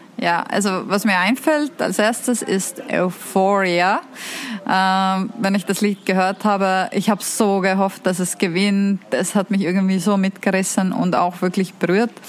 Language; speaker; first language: German; non-native, fluent; Estonian